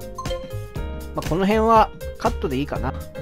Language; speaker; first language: Japanese; native; Japanese